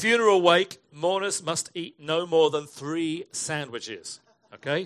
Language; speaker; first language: English; native; English